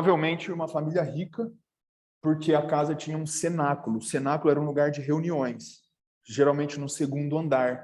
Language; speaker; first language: Portuguese; native; Portuguese